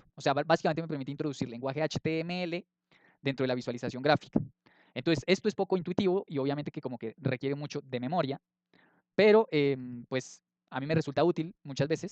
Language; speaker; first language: Spanish; native; Spanish